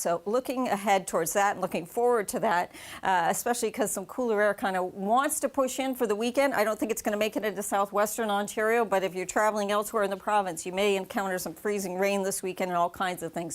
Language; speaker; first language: English; native; English